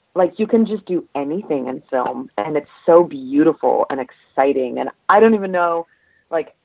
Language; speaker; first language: English; early bilingual, other home language; Polish